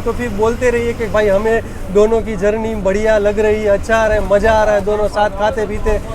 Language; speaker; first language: Hindi; non-native, local second language; Gujarati